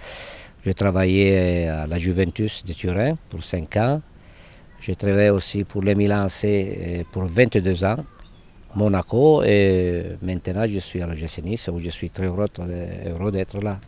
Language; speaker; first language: French; non-native, fluent; Italian